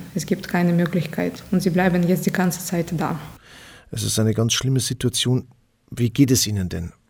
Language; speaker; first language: German; non-native, fluent; Ukrainian